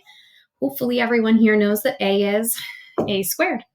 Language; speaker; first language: English; native; English